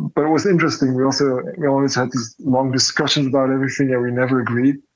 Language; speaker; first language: English; non-native, fluent; Dutch